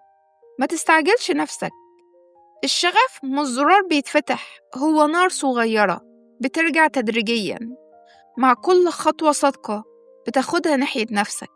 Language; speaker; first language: Arabic; native; Arabic